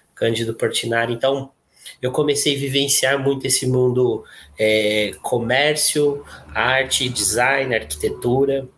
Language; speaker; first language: Portuguese; native; Portuguese